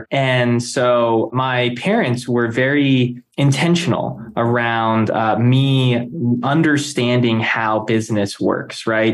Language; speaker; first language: English; native; English